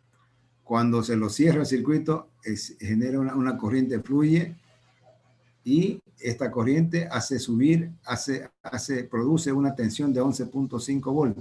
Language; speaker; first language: Spanish; native; Spanish